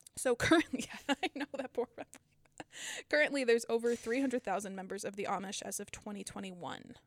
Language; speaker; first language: English; native; English